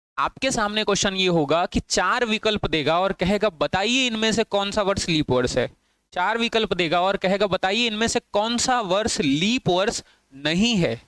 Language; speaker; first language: Hindi; native; Hindi